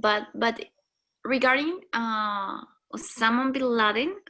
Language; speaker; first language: English; non-native, learner; Spanish